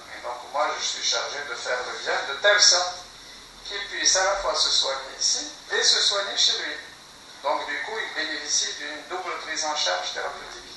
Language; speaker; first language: French; non-native, local second language; Kabyle